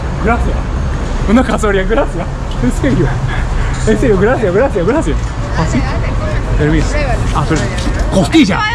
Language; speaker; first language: Spanish; non-native, learner; Japanese